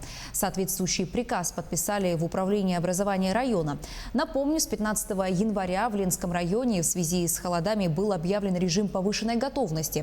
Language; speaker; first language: Russian; native; Russian